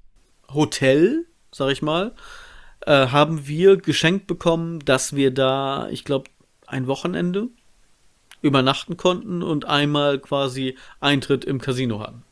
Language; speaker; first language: German; native; German